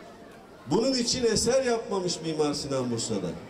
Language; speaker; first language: Turkish; native; Turkish